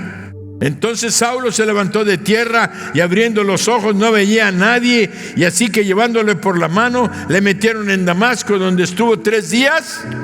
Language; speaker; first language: Spanish; native; Spanish